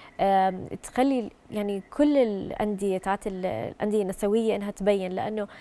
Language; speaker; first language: Arabic; native; Arabic